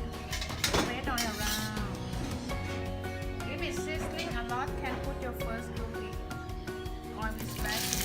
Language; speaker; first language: English; non-native, learner; Thai